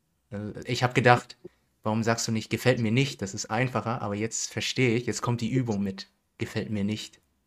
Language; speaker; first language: German; native; German